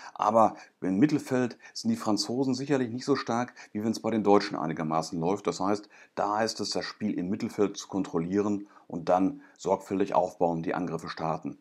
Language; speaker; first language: German; native; German